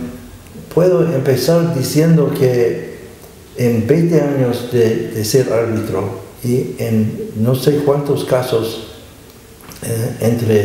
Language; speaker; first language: Spanish; non-native, fluent; English